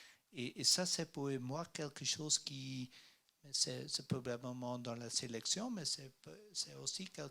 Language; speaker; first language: French; non-native, learner; Dutch